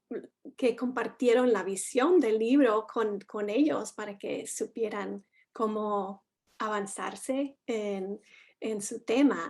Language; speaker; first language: Spanish; non-native, fluent; English